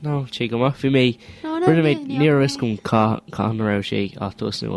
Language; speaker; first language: Irish; non-native, local second language; English